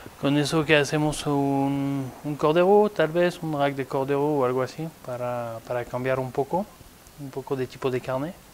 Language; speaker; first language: Spanish; non-native, fluent; French